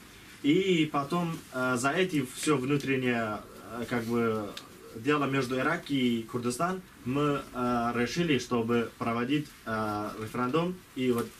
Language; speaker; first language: Russian; non-native, learner; Kurdish